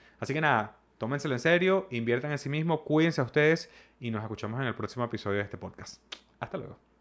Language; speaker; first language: Spanish; native; Spanish